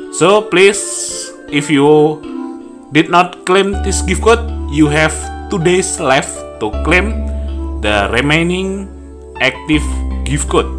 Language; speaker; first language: English; non-native, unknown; Indonesian